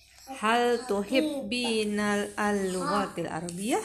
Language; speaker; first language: Arabic; non-native, learner; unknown